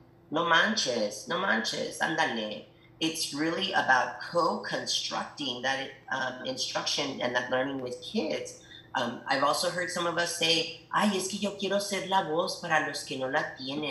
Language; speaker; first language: English; early bilingual, other home language; Spanish